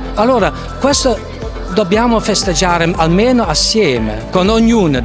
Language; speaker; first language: Italian; non-native, fluent; Dutch